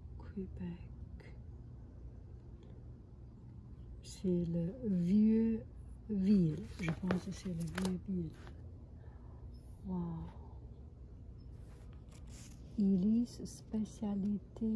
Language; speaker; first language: French; non-native, fluent; Chinese